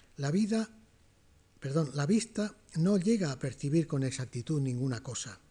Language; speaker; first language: Spanish; native; Spanish